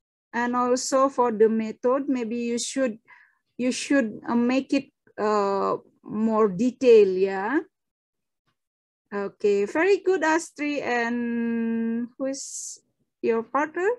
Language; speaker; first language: English; non-native, fluent; Indonesian